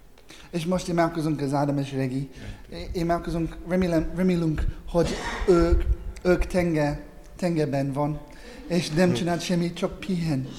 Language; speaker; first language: Hungarian; non-native, learner; English